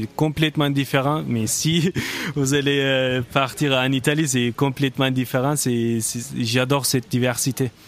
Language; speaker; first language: French; non-native, fluent; Turkish